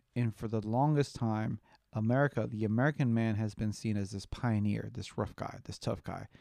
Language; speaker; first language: English; native; English